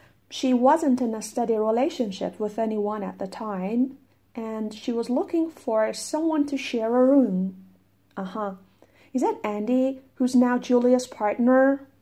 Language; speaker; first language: English; non-native, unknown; Persian